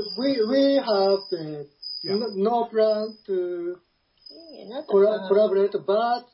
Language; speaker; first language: English; non-native, learner; Japanese